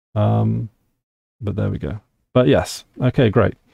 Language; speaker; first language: English; native; English